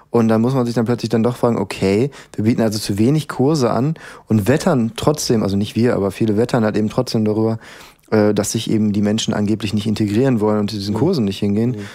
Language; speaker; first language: German; native; German